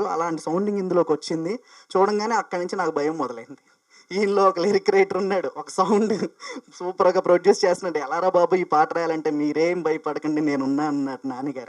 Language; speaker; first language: Telugu; native; Telugu